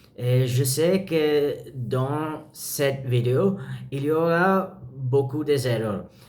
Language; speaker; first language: French; non-native, learner; Spanish